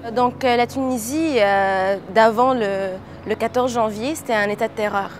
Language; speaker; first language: French; early bilingual, other home language; Arabic